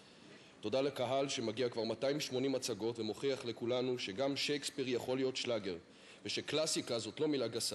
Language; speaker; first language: Hebrew; native; Hebrew